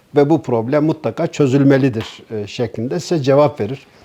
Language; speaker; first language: Turkish; native; Turkish